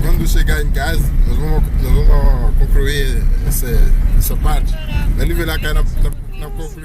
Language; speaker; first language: Portuguese; non-native, learner; Haitian Creole